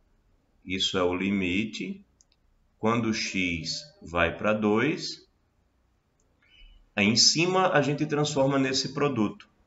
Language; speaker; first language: Portuguese; native; Portuguese